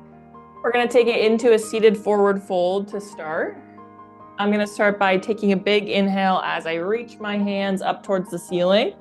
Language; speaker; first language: English; native; English